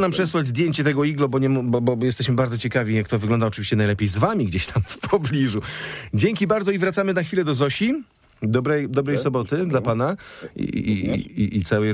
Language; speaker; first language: Polish; native; Polish